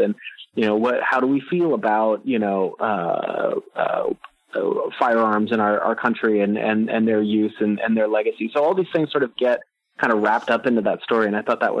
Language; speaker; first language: English; native; English